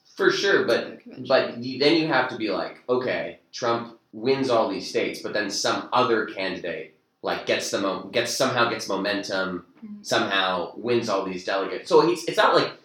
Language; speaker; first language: English; native; English